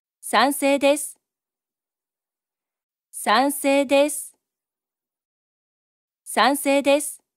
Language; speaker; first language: Japanese; native; Japanese